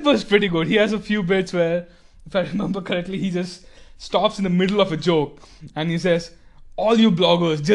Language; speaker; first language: English; non-native, local second language; Tamil